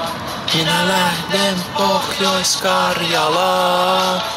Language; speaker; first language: Finnish; non-native, fluent; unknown